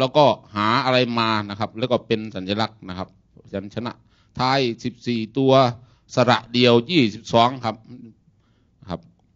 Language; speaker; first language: Thai; non-native, local second language; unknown